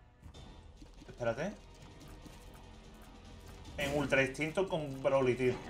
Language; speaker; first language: Spanish; native; Spanish